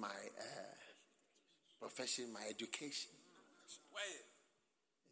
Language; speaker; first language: English; non-native, local second language; Akan